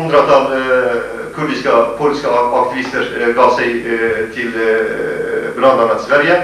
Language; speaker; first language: Swedish; non-native, fluent; Kurdish